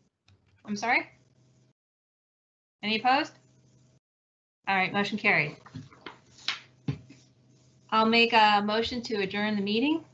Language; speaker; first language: English; native; English